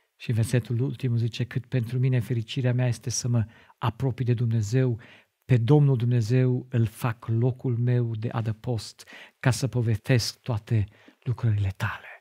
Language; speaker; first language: Romanian; non-native, fluent; German